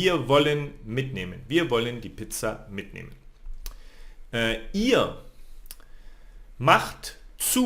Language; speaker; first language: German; non-native, fluent; Spanish